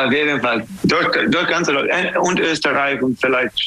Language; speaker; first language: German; non-native, fluent; English